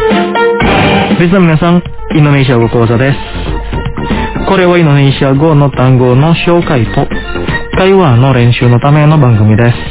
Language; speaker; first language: Japanese; non-native, fluent; Indonesian